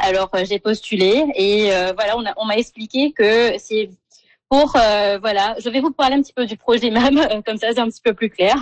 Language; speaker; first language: French; non-native, local second language; Morisyen